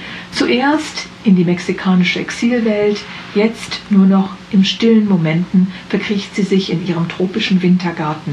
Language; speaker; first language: German; native; German